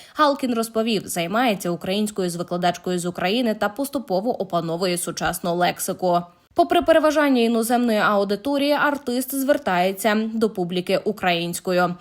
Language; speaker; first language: Ukrainian; native; Ukrainian